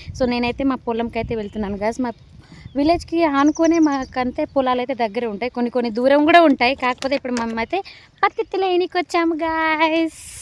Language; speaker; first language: Telugu; non-native, local second language; Lambadi